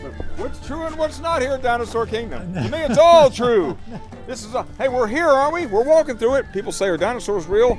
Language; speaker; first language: English; native; English